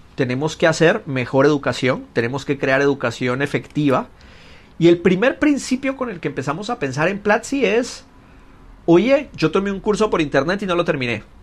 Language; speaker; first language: Spanish; native; Spanish